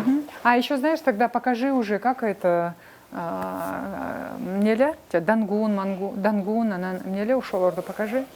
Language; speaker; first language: Russian; non-native, local second language; Kyrgyz